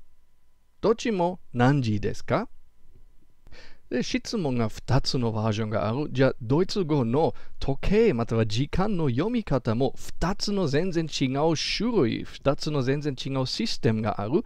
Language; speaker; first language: Japanese; non-native, fluent; German